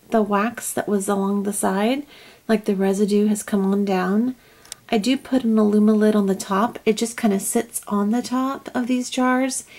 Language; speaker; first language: English; native; English